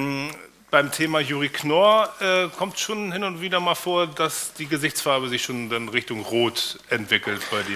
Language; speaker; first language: German; native; German